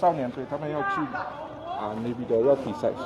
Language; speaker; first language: Chinese; early bilingual, heritage; Chinese